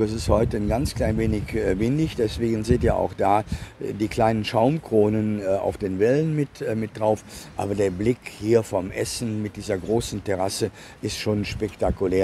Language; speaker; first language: German; native; German